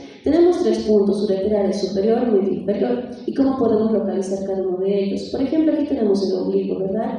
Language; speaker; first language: Spanish; native; Spanish